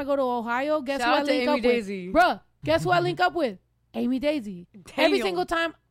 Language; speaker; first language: English; native; English